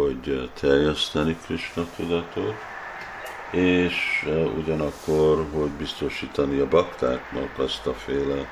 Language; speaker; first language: Hungarian; early bilingual, heritage; Hungarian